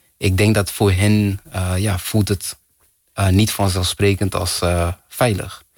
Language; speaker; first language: Dutch; early bilingual, other home language; Kinyarwanda